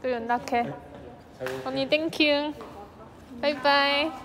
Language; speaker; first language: Korean; non-native, fluent; Chinese